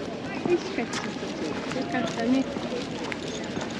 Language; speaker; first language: Dutch; non-native, learner; Japanese